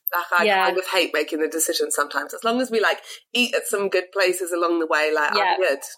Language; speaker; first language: English; native; English